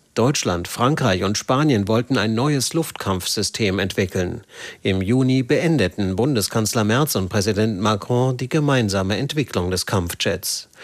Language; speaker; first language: German; native; German